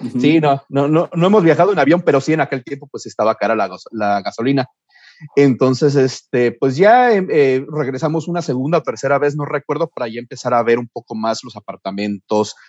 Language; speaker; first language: Spanish; early bilingual, heritage; Spanish